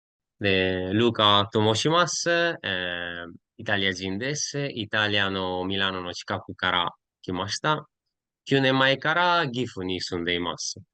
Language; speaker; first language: Japanese; non-native, learner; Italian